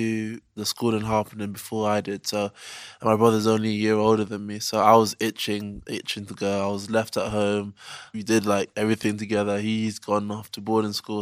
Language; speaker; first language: English; native; English